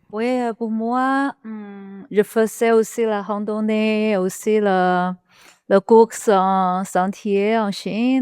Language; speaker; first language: French; non-native, learner; Chinese